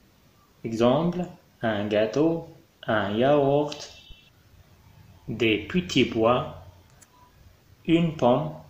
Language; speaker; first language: French; non-native, fluent; Arabic